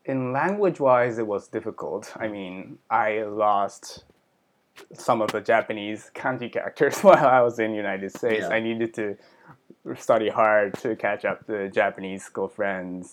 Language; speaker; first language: English; early bilingual, other home language; Japanese